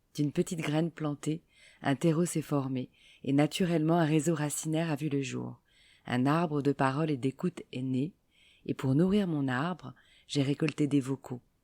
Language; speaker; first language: French; native; French